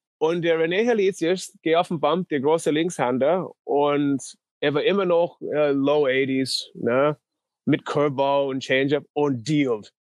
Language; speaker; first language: German; non-native, fluent; English